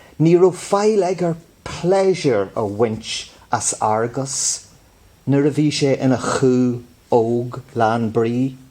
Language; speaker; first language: Irish; non-native, local second language; English